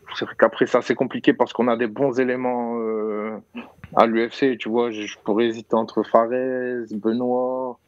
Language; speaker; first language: French; native; French